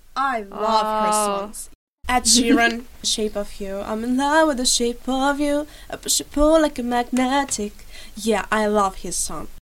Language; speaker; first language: English; non-native, fluent; Ukrainian